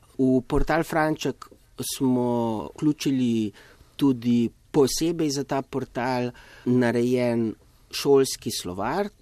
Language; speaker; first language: Slovenian; native; Slovenian